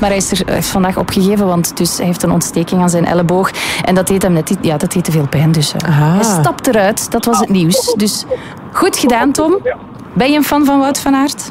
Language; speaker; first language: Dutch; native; Dutch